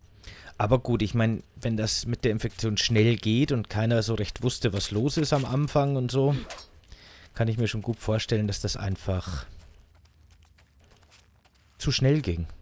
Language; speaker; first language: German; native; German